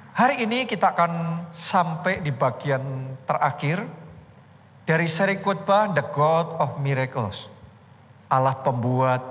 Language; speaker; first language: Indonesian; native; Indonesian